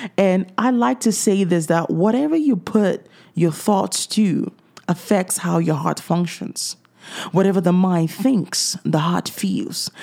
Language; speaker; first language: English; native; English